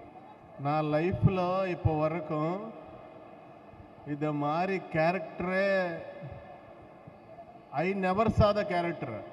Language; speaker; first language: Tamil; non-native, learner; Telugu